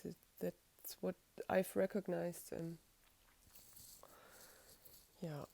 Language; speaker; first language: English; non-native, fluent; German